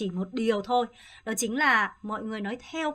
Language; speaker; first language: Vietnamese; non-native, fluent; Korean